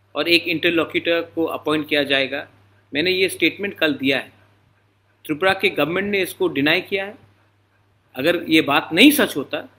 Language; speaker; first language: Hindi; non-native, local second language; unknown